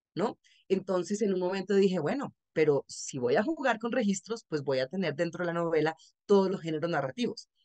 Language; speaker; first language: Spanish; native; Spanish